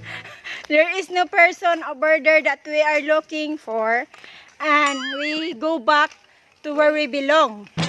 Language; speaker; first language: English; non-native, learner; Cebuano